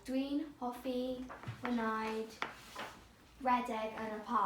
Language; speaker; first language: Welsh; non-native, learner; English